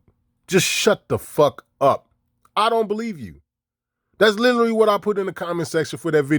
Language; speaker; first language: English; native; English